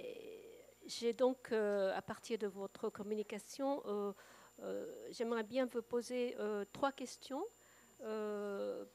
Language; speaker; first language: French; non-native, fluent; Japanese